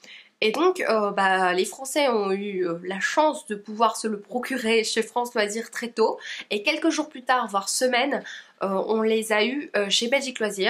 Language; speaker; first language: French; native; French